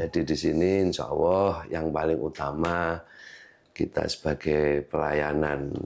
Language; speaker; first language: Indonesian; non-native, local second language; Javanese